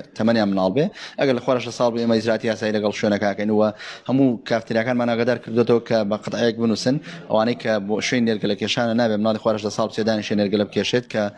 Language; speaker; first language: Central Kurdish; native; Central Kurdish